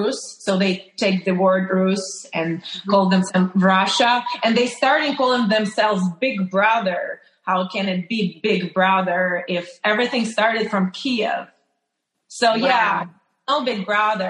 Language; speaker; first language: English; non-native, fluent; Ukrainian